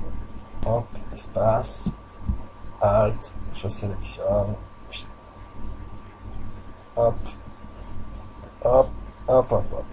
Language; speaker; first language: French; native; French